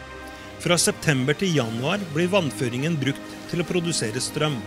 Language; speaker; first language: Norwegian; native; Norwegian